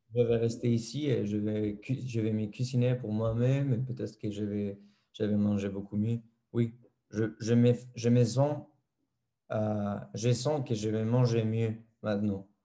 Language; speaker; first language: French; non-native, fluent; Spanish